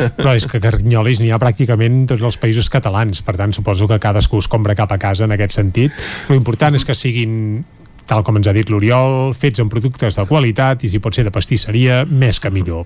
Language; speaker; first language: Catalan; native; Catalan